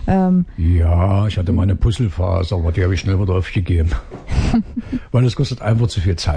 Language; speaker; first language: German; native; German